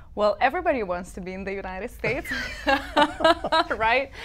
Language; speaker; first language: English; non-native, fluent; Lithuanian